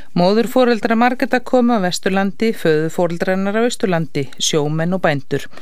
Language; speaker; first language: Icelandic; native; Icelandic